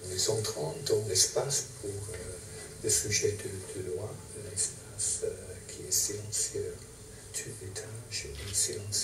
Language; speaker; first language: French; non-native, fluent; English